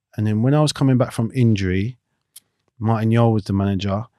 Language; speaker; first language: English; native; English